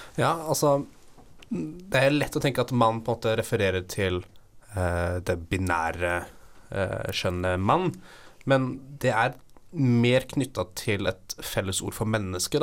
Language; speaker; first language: Norwegian; native; Norwegian